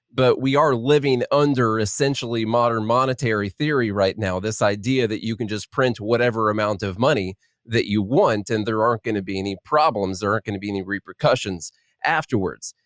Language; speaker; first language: English; native; English